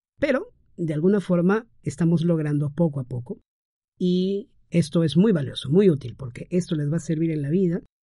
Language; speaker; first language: Spanish; native; Spanish